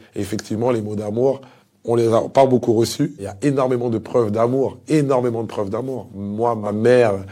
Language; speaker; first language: French; early bilingual, other home language; Lingala